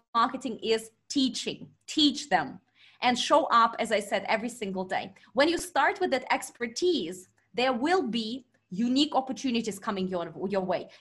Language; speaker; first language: English; non-native, fluent; Russian